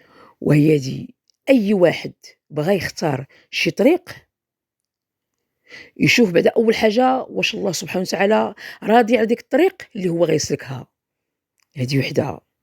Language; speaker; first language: Arabic; native; Arabic